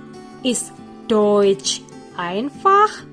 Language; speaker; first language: German; non-native, fluent; Indonesian